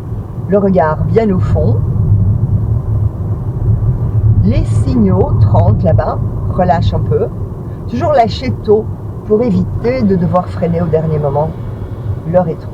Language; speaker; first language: French; native; French